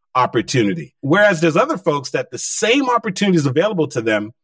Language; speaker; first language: English; early bilingual, other home language; Haitian Creole